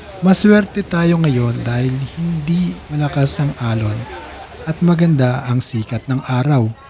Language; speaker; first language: Filipino; native; Filipino